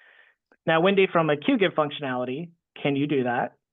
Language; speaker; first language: English; native; English